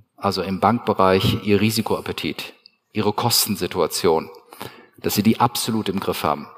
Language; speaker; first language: German; native; German